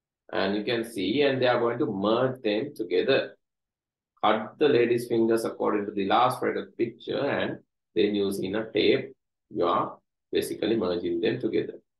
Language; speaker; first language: English; non-native, local second language; Sinhala